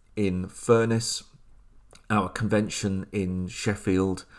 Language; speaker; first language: English; native; English